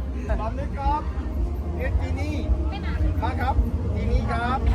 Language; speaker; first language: Thai; non-native, learner; Swiss German